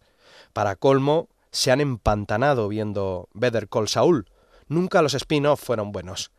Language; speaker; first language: Spanish; native; Spanish